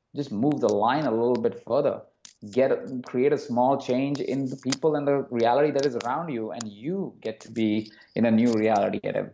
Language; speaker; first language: English; non-native, local second language; Hindi